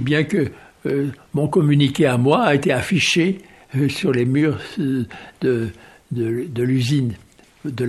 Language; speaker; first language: French; native; French